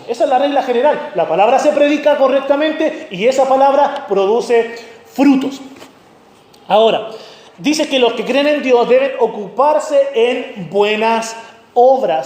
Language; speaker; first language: Spanish; native; Spanish